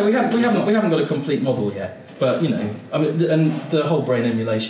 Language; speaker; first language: English; native; English